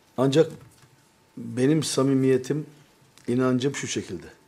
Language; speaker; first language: Turkish; native; Turkish